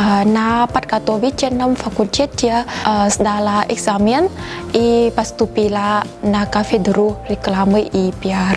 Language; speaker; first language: Russian; non-native, fluent; Vietnamese